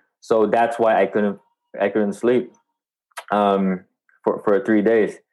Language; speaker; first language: English; non-native, local second language; Filipino